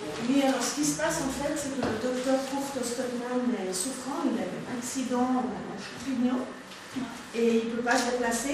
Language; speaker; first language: French; native; French